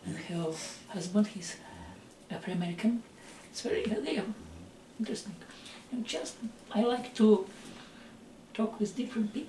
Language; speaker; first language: English; non-native, learner; Russian